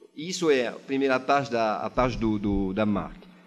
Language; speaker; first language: Portuguese; non-native, fluent; French